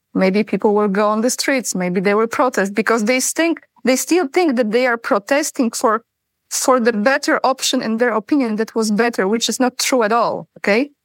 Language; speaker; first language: English; non-native, fluent; Polish